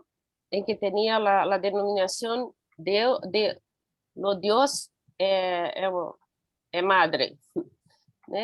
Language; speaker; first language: Portuguese; non-native, learner; Spanish